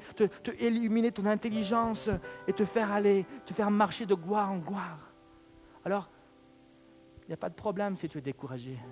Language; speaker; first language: French; native; French